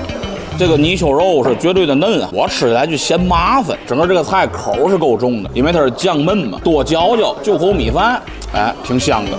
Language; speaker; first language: Chinese; native; Chinese